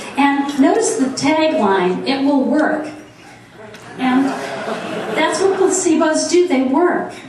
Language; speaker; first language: English; native; English